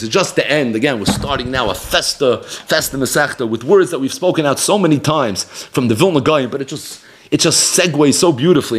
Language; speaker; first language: English; native; English